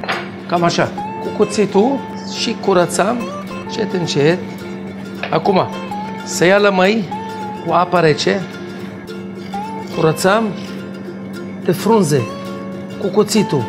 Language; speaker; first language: Romanian; non-native, fluent; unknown